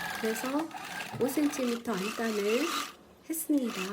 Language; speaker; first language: Korean; native; Korean